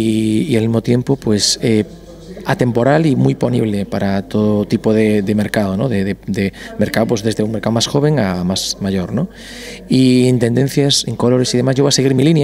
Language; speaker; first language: Spanish; native; Spanish